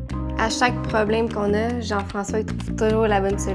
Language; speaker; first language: French; native; French